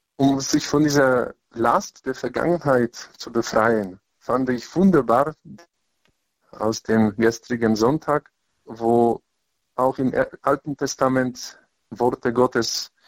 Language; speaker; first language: German; non-native, fluent; Polish